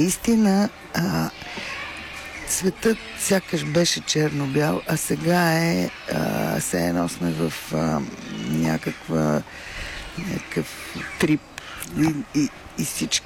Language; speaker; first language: Bulgarian; native; Bulgarian